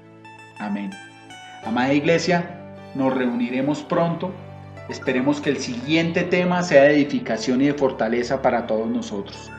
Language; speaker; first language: Spanish; native; Spanish